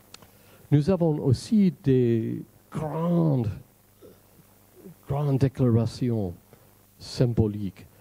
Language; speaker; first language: French; non-native, fluent; English